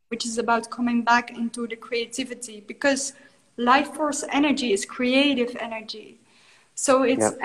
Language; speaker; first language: English; non-native, fluent; Dutch